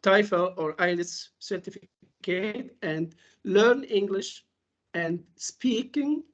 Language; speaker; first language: English; non-native, fluent; Arabic